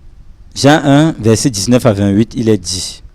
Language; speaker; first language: French; non-native, local second language; Lingala